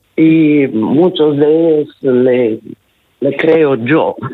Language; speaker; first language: Spanish; non-native, learner; Romanian